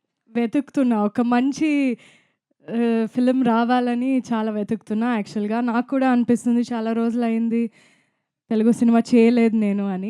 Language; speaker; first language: Telugu; non-native, fluent; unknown